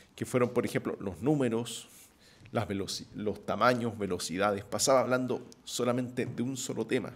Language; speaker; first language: Spanish; native; Spanish